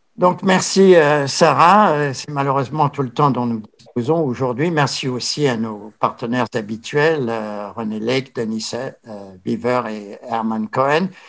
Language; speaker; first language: French; native; French